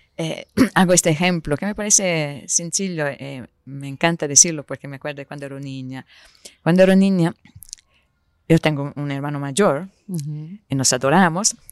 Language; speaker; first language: Spanish; non-native, fluent; Italian